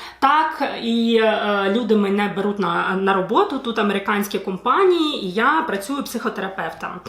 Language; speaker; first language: Ukrainian; non-native, local second language; Russian